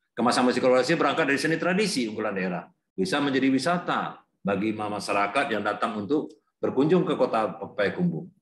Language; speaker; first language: Indonesian; native; Indonesian